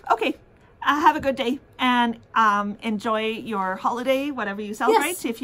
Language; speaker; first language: English; native; English